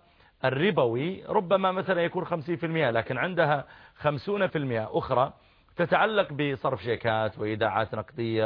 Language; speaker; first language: Arabic; native; Arabic